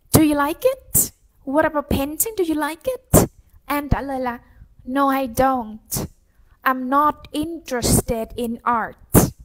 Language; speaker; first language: English; non-native, fluent; Vietnamese